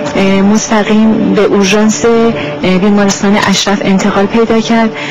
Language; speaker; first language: Persian; native; Persian